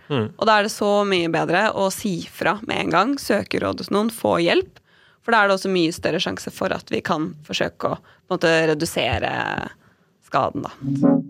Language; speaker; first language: Norwegian; native; Norwegian